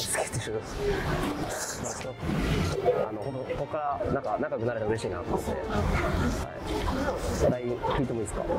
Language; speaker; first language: Japanese; native; Japanese